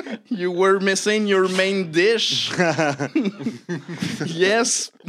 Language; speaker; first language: English; non-native, fluent; French